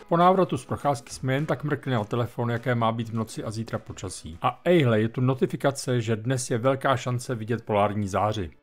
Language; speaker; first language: Czech; native; Czech